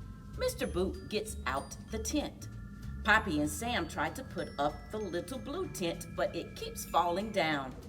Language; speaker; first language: English; native; English